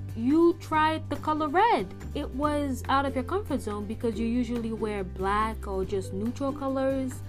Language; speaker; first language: English; early bilingual, other home language; Haitian Creole